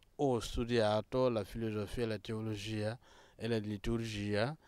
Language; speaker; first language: Italian; non-native, fluent; Mossi